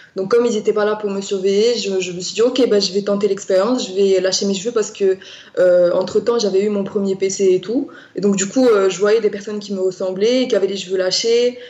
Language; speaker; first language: French; non-native, local second language; Arabic